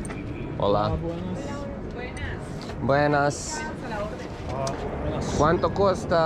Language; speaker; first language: Spanish; non-native, learner; Croatian